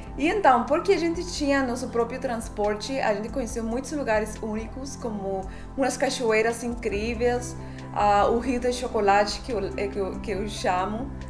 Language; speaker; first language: Portuguese; non-native, fluent; Spanish